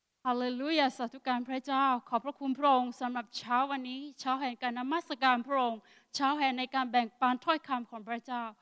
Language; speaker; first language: Thai; non-native, local second language; Akha